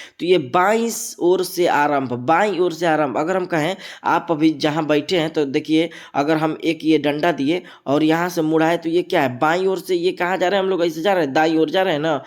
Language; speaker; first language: Hindi; native; Hindi